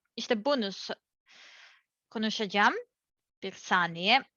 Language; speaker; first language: Turkish; non-native, learner; Serbian